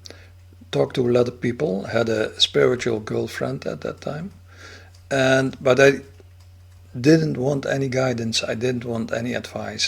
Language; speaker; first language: English; non-native, fluent; Dutch